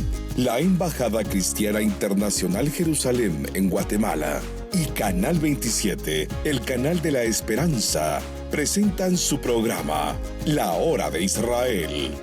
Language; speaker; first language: Spanish; native; Spanish